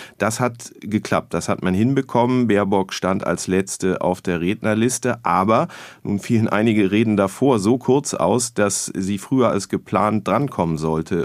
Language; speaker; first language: German; native; German